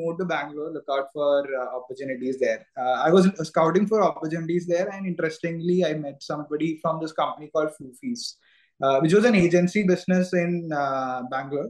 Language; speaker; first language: English; non-native, local second language; Malayalam